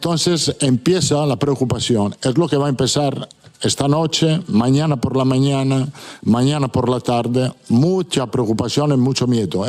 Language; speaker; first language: Spanish; non-native, fluent; Italian